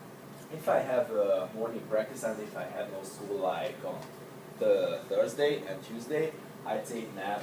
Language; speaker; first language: English; non-native, learner; Hungarian